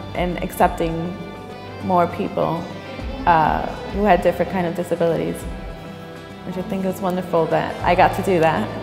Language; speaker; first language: English; native; English